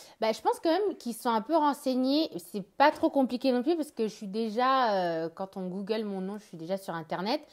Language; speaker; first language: French; native; French